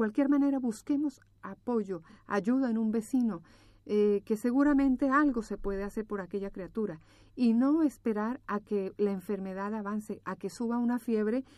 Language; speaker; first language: Spanish; native; Spanish